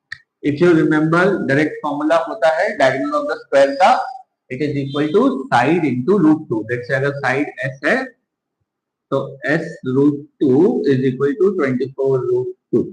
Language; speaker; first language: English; non-native, local second language; Hindi